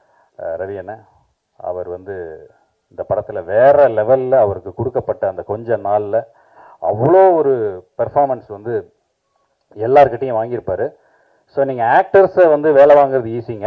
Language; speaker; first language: Tamil; native; Tamil